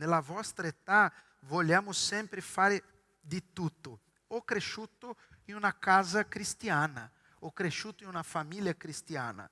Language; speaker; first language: Italian; non-native, fluent; Portuguese